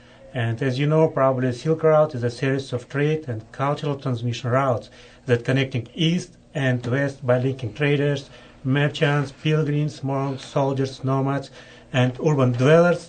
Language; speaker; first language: English; non-native, fluent; Kyrgyz